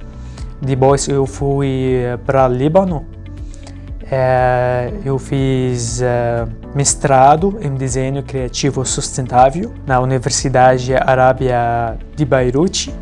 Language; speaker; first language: Portuguese; non-native, fluent; Arabic